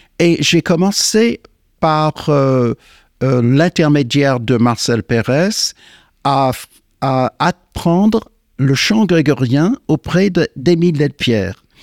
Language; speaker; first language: French; non-native, fluent; English